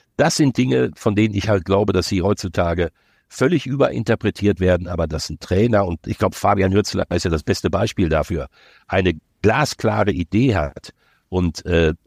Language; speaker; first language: German; native; German